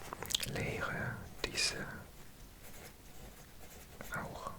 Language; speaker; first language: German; non-native, learner; Welsh